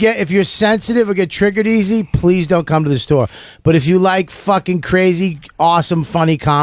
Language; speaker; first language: English; native; English